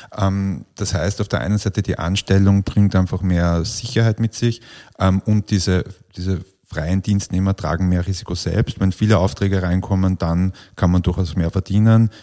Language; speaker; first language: German; native; German